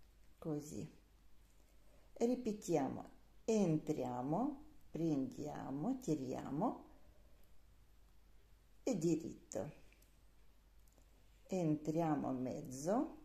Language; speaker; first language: Italian; non-native, learner; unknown